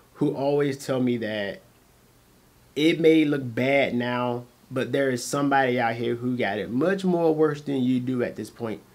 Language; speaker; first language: English; native; English